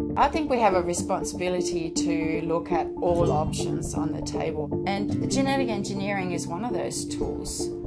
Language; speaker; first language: English; non-native, fluent; Danish